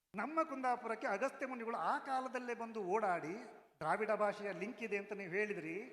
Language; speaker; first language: Kannada; non-native, local second language; Konkani